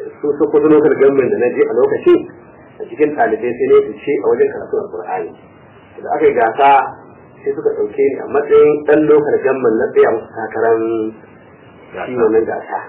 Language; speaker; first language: Hausa; non-native, local second language; Fula